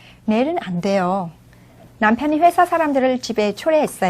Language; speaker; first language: Korean; non-native, fluent; Vietnamese